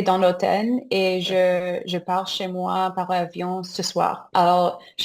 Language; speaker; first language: French; non-native, learner; English